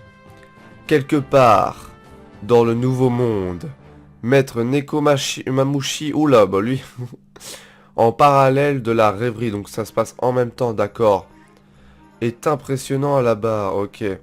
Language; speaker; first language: French; native; French